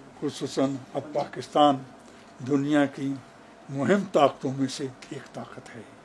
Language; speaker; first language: Urdu; non-native, fluent; Arabic